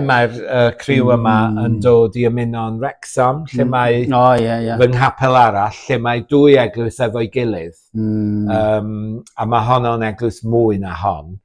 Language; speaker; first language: Welsh; native; Welsh